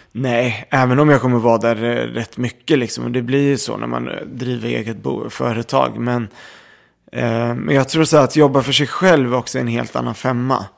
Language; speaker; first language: Swedish; early bilingual, other home language; Arabic